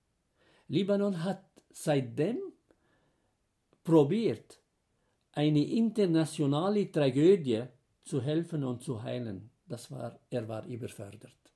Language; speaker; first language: German; non-native, fluent; Arabic